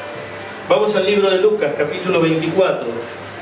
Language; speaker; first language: Spanish; native; Spanish